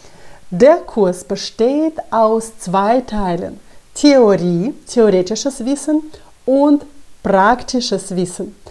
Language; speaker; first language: German; non-native, fluent; Russian